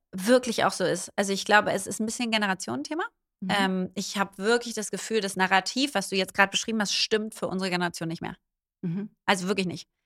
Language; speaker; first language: German; native; German